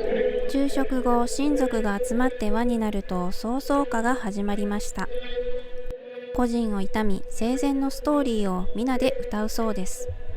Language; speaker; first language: Japanese; native; Japanese